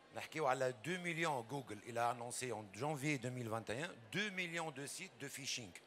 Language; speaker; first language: French; non-native, local second language; Arabic